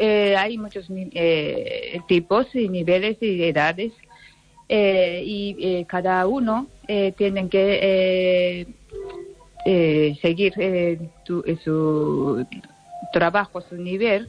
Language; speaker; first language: Spanish; non-native, learner; Japanese